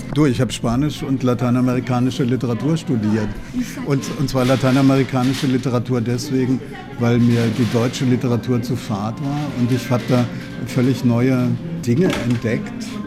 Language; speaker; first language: German; native; German